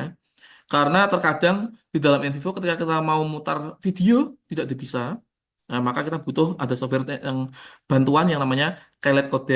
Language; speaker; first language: Indonesian; native; Indonesian